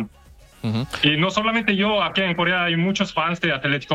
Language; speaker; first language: Spanish; non-native, learner; Korean